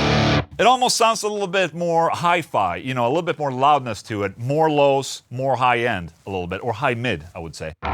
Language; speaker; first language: English; non-native, fluent; Swedish